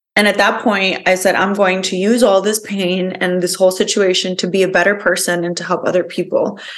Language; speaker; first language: English; early bilingual, other home language; Spanish